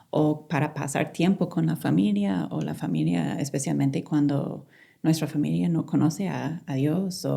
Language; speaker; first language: Spanish; non-native, fluent; English